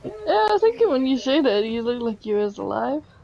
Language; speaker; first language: English; native; English